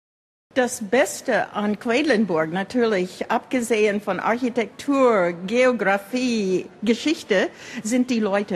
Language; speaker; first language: German; non-native, fluent; English